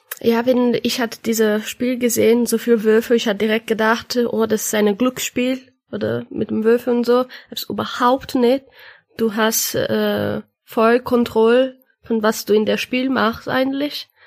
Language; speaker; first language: German; non-native, learner; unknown